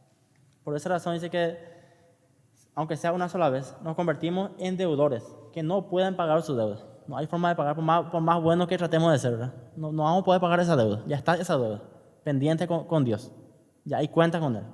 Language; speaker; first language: Spanish; native; Spanish